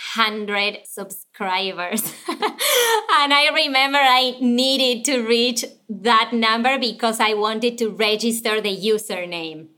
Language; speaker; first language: English; non-native, fluent; Spanish